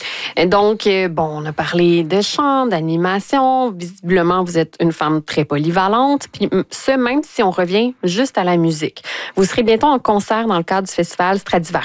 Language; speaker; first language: French; native; French